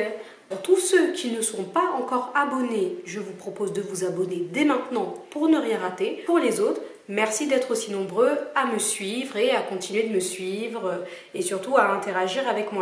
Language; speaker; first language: French; native; French